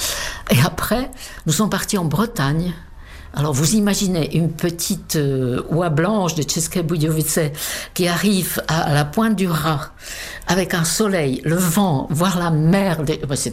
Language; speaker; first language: French; non-native, fluent; Czech